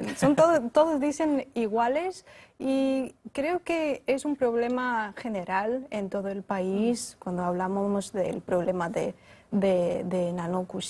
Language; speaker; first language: Spanish; non-native, fluent; Chinese